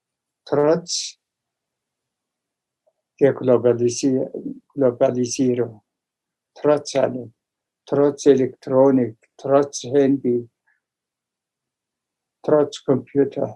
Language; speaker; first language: German; non-native, fluent; Tuvinian